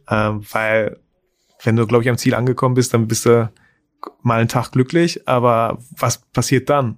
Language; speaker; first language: German; early bilingual, other home language; Russian